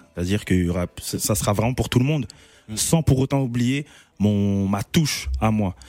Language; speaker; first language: French; native; French